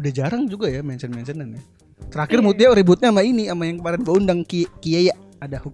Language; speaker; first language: Indonesian; native; Indonesian